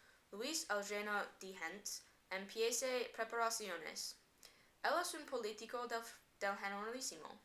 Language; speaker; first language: Spanish; non-native, learner; English